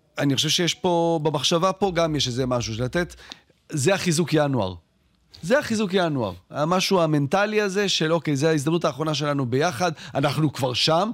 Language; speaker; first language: Hebrew; native; Hebrew